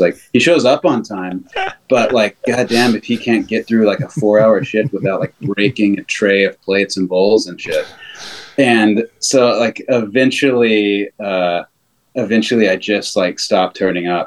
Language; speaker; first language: English; native; English